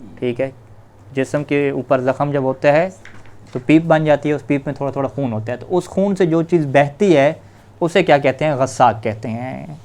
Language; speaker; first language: Urdu; native; Urdu